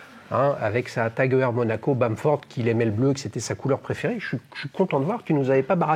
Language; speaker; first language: French; native; French